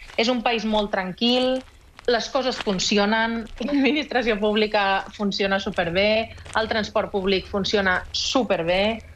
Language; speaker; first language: Catalan; native; Catalan